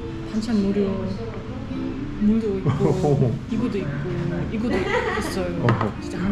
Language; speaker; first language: Korean; non-native, fluent; German